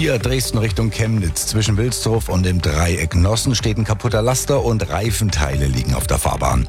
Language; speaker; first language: German; native; German